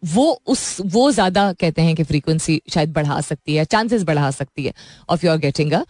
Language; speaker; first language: Urdu; native; Urdu